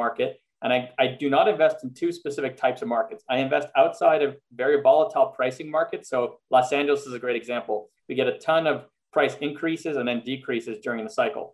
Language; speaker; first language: English; native; English